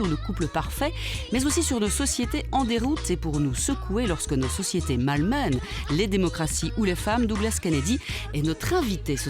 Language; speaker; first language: French; native; French